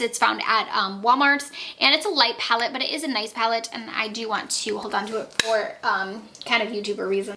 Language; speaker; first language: English; native; English